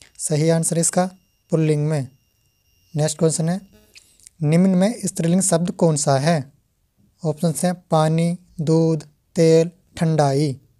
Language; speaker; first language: Hindi; native; Hindi